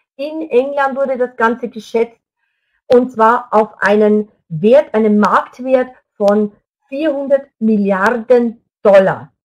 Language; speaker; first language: German; native; German